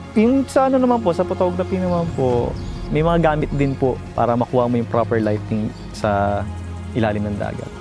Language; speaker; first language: Filipino; native; Filipino